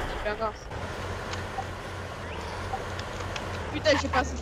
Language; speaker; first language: French; native; French